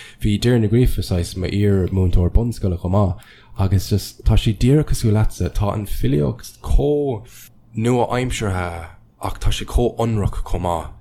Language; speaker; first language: Irish; non-native, local second language; English